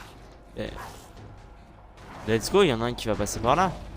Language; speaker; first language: French; native; French